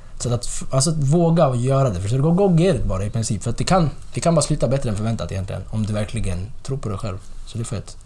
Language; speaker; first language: Swedish; early bilingual, other home language; Tigrinya